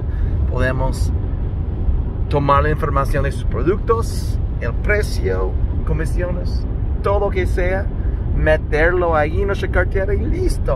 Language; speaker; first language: Spanish; early bilingual, heritage; English